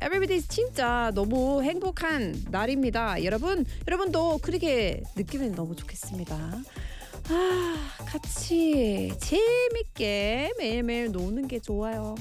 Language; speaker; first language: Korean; non-native, fluent; English